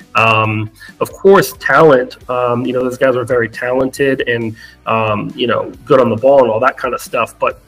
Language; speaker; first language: English; early bilingual, other home language; Arabic